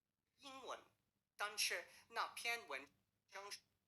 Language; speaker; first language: Chinese; non-native, learner; English